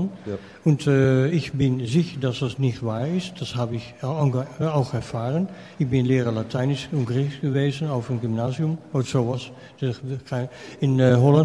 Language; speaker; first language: German; non-native, fluent; Dutch